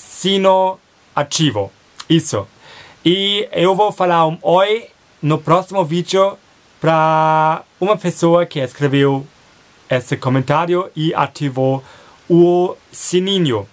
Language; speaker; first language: Portuguese; non-native, fluent; German